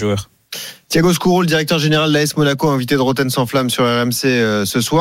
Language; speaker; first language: French; native; French